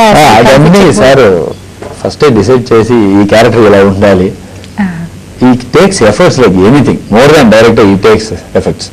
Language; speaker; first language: Telugu; non-native, learner; Tamil